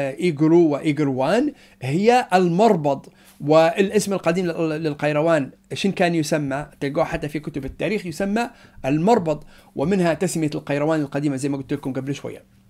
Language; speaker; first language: Arabic; non-native, local second language; Berber languages